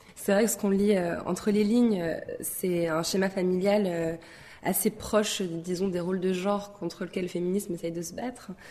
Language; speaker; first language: French; native; French